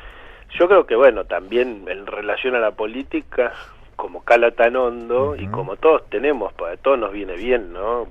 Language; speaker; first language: Spanish; native; Spanish